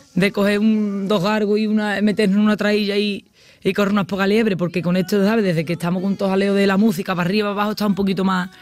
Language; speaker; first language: Spanish; native; Spanish